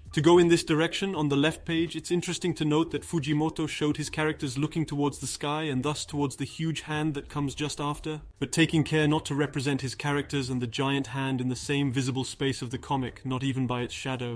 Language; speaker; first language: English; non-native, fluent; French